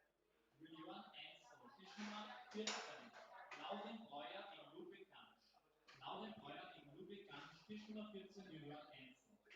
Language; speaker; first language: German; native; German